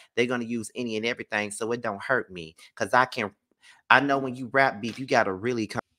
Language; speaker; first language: English; native; English